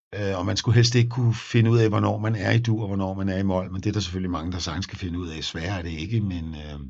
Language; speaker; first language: Danish; native; Danish